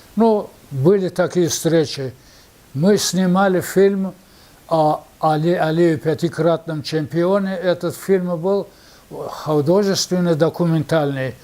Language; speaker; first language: Russian; non-native, local second language; Avaric